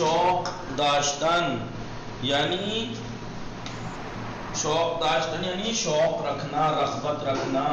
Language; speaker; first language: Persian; non-native, fluent; Urdu